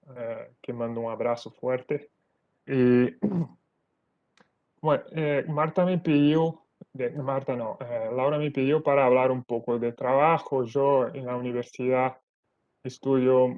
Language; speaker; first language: Spanish; non-native, fluent; Portuguese